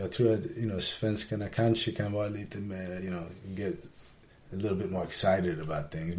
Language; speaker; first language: English; native; English